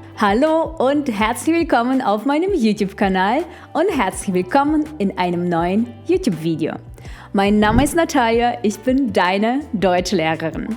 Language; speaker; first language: German; non-native, fluent; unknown